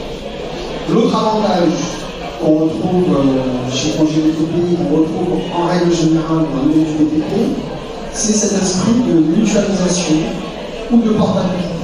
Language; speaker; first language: French; native; French